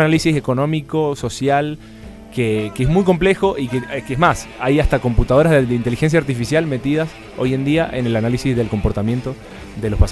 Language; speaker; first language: Spanish; native; Spanish